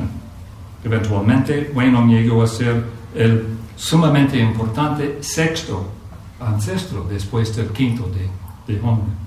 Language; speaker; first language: Spanish; non-native, fluent; English